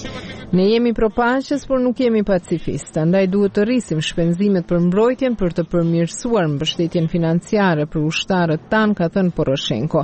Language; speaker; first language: Albanian; native; Albanian